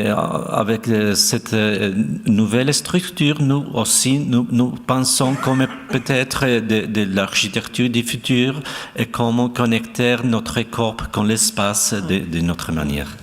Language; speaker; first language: French; non-native, fluent; Spanish